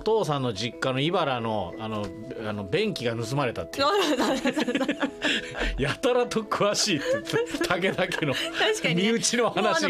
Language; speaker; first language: Japanese; native; Japanese